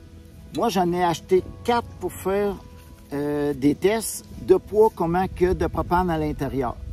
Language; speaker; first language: French; native; French